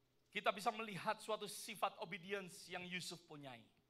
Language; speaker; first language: Indonesian; native; Indonesian